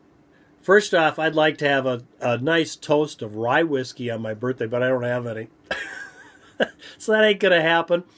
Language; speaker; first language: English; native; English